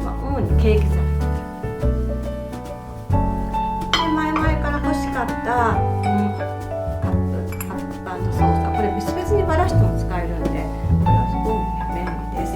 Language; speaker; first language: Japanese; native; Japanese